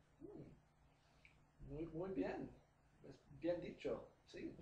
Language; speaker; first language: Spanish; non-native, learner; English